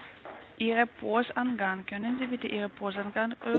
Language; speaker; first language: German; non-native, learner; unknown